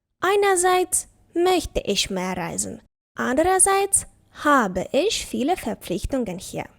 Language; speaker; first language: German; non-native, fluent; Ukrainian